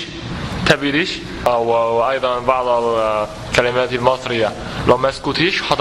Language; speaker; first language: Arabic; non-native, fluent; Chinese